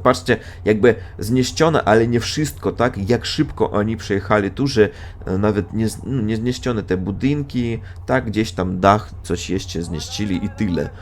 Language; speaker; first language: Polish; non-native, fluent; Russian